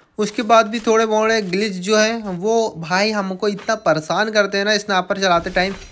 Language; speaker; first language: Hindi; native; Hindi